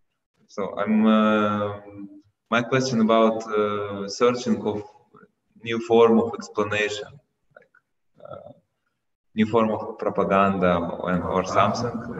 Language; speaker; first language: English; non-native, learner; Russian